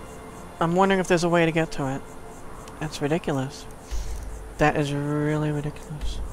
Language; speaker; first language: English; native; English